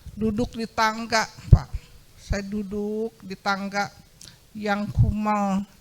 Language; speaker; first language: Indonesian; non-native, local second language; Sundanese